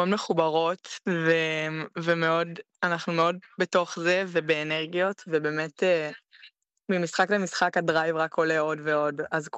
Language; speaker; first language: Hebrew; native; Hebrew